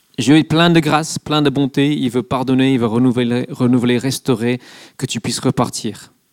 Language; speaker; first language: French; non-native, fluent; English